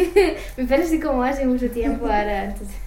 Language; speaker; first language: Spanish; non-native, learner; English